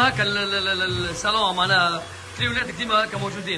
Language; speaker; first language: Arabic; native; Arabic